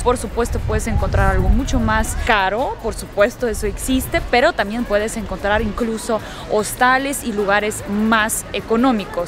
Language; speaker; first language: Spanish; early bilingual, heritage; Russian